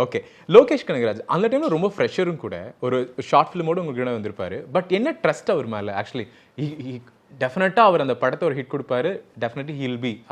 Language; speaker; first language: Tamil; native; Tamil